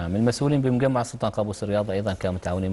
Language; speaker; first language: Arabic; native; Arabic